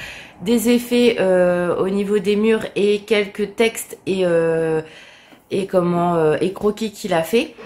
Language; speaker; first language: French; native; French